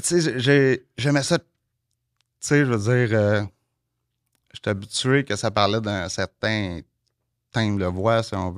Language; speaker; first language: French; native; French